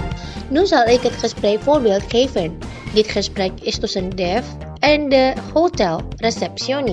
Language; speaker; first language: Dutch; non-native, learner; Indonesian